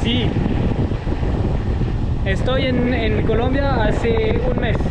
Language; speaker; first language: Spanish; non-native, learner; French